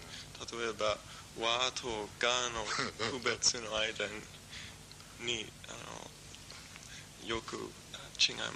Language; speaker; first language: Japanese; non-native, learner; English